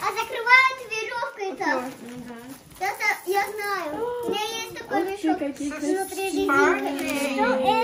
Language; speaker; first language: Russian; early bilingual, heritage; Russian